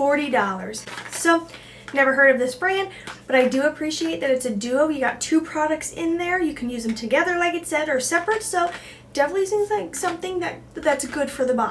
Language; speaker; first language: English; native; English